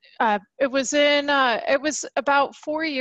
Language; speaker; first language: English; native; English